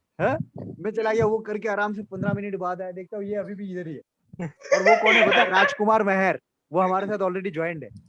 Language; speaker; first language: Hindi; non-native, local second language; Assamese